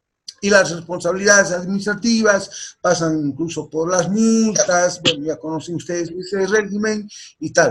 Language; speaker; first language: Spanish; native; Spanish